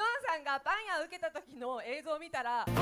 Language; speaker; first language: Japanese; non-native, learner; Korean